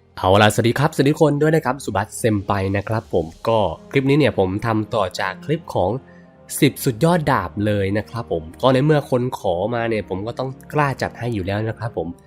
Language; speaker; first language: Thai; native; Thai